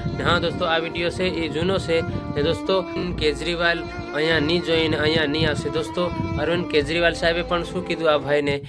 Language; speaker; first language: Gujarati; non-native, local second language; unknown